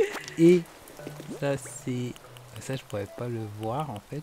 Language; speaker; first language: French; native; French